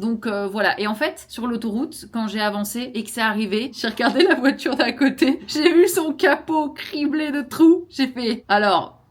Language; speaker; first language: French; early bilingual, other home language; Portuguese